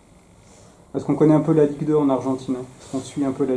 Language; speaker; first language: French; native; French